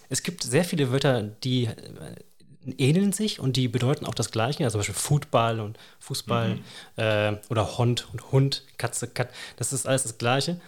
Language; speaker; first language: German; native; German